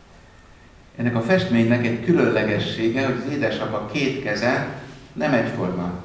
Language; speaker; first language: Hungarian; native; Hungarian